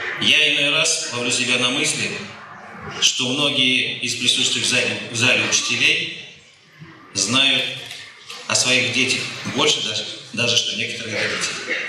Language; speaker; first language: Russian; native; Russian